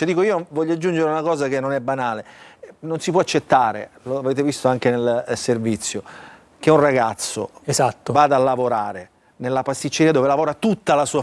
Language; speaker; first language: Italian; native; Italian